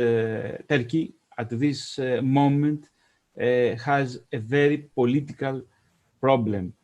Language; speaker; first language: English; non-native, fluent; Greek